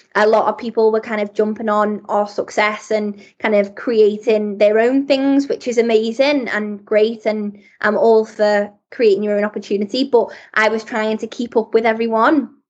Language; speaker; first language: English; native; English